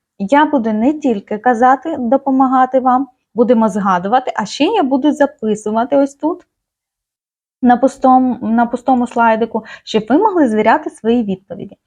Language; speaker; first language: Ukrainian; native; Ukrainian